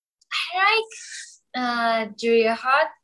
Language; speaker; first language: English; non-native, learner; Japanese